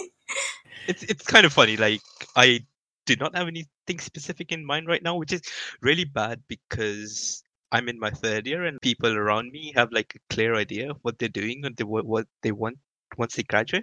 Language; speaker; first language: English; non-native, local second language; Urdu